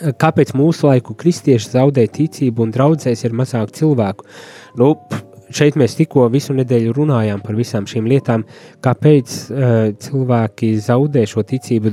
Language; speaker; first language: Latvian; native; Latvian